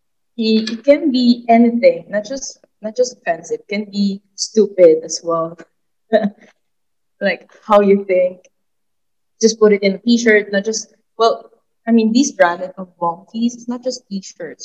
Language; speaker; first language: English; non-native, local second language; Filipino